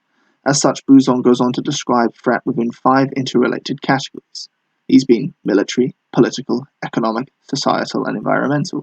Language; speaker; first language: English; native; English